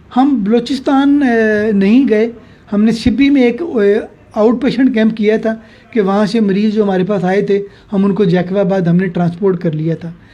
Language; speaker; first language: Urdu; non-native, local second language; Punjabi